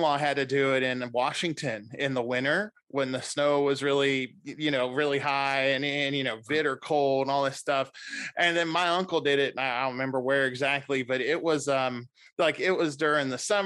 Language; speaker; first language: English; native; English